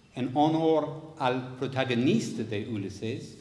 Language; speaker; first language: Spanish; non-native, fluent; English